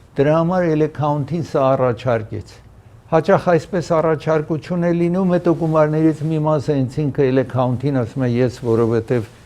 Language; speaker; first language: Armenian; early bilingual, heritage; Armenian